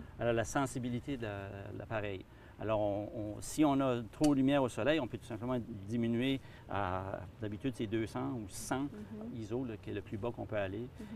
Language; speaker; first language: French; native; French